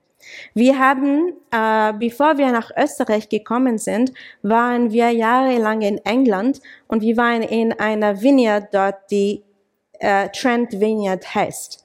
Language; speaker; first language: German; non-native, fluent; English